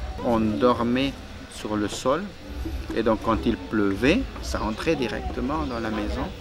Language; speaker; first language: French; non-native, fluent; Spanish